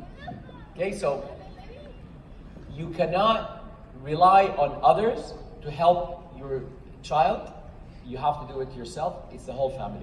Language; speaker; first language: English; non-native, fluent; Arabic